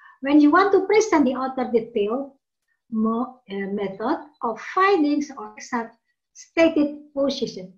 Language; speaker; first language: English; non-native, fluent; Indonesian